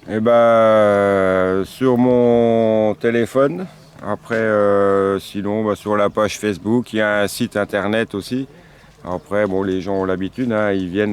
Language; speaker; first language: French; native; French